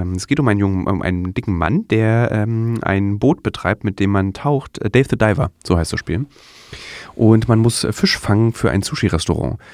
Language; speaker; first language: German; native; German